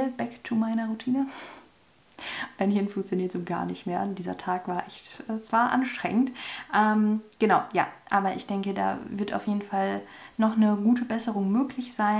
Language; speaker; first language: German; native; German